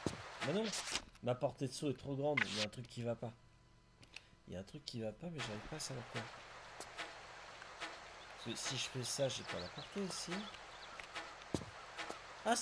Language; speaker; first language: French; native; French